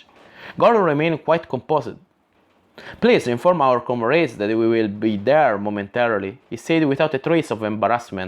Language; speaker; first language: English; non-native, fluent; Italian